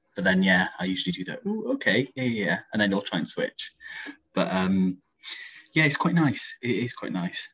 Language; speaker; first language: English; native; English